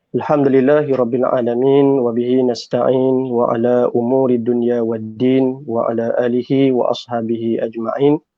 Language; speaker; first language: Malay; native; Malay